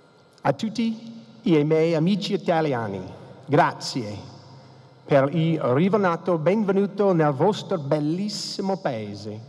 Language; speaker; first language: Italian; non-native, learner; English